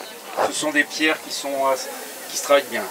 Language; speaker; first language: French; native; French